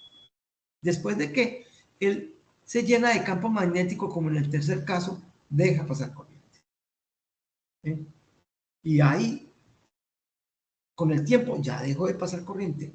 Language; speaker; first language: Spanish; native; Spanish